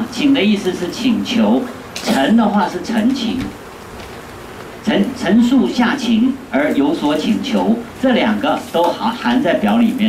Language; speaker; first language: Chinese; native; Chinese